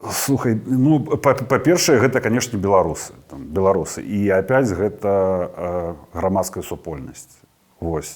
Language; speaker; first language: Belarusian; non-native, local second language; Russian